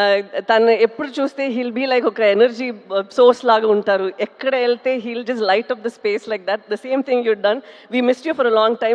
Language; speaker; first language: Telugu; non-native, fluent; Tamil